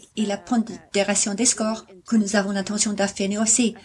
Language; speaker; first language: French; non-native, fluent; Cantonese